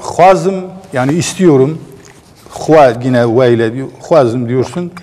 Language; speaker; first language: Turkish; non-native, local second language; Kurdish